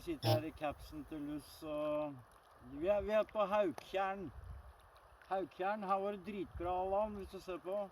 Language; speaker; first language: Norwegian; native; Norwegian